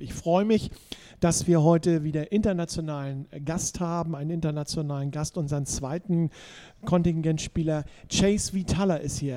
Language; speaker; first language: German; native; German